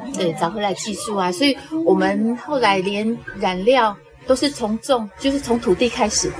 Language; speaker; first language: Chinese; native; Chinese